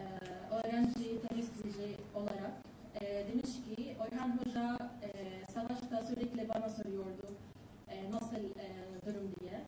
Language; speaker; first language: Turkish; non-native, learner; Arabic